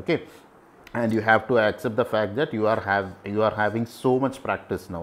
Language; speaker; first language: English; non-native, local second language; Malayalam